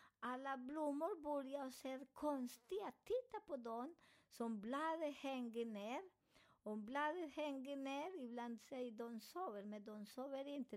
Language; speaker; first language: Swedish; non-native, fluent; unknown